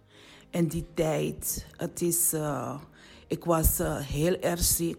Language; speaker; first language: Dutch; non-native, learner; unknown